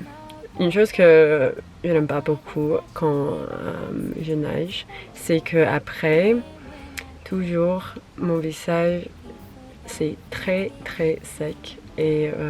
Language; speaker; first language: French; non-native, learner; English